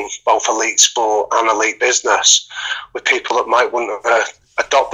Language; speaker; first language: English; native; English